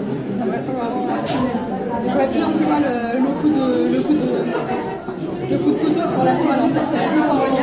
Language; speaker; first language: French; native; French